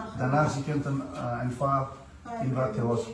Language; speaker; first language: German; non-native, learner; Malagasy